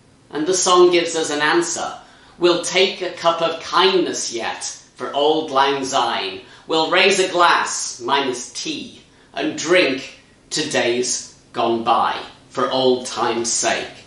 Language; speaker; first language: English; native; English